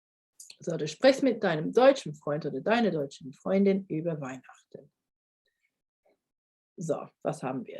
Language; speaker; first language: German; non-native, fluent; English